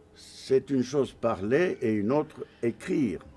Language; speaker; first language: French; non-native, fluent; Romanian